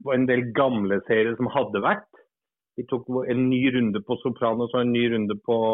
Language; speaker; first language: Norwegian; early bilingual, other home language; English